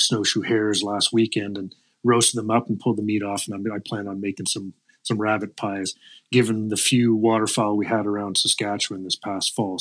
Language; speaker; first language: English; native; English